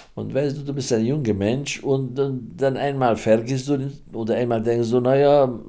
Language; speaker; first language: German; non-native, fluent; Hungarian